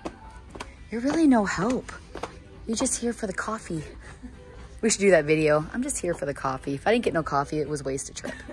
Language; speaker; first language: English; native; English